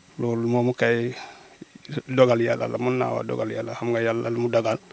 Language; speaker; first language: Wolof; non-native, local second language; Jola-Fonyi